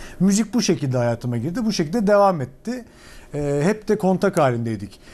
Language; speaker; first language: Turkish; native; Turkish